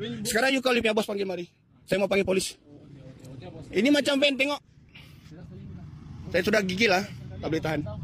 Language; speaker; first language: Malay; non-native, local second language; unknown